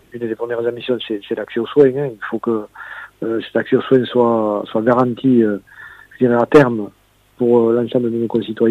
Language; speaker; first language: French; native; French